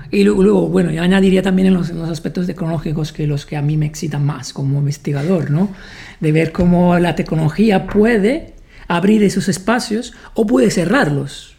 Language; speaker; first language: Spanish; non-native, fluent; Italian